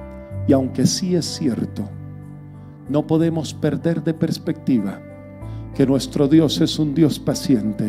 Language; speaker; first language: Spanish; native; Spanish